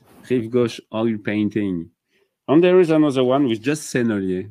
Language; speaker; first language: English; non-native, fluent; French